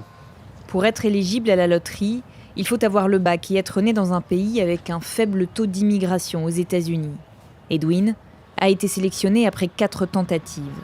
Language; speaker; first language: French; native; French